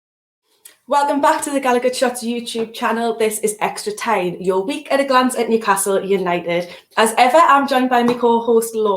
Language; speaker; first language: English; native; English